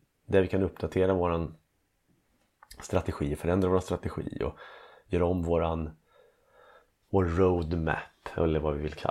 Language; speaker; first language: Swedish; native; Swedish